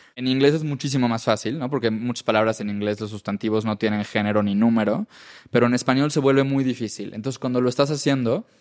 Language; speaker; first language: Spanish; native; Spanish